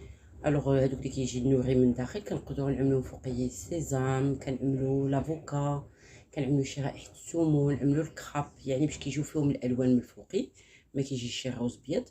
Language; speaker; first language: Arabic; native; Arabic